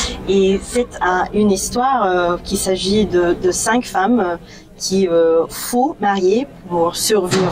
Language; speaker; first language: French; non-native, fluent; English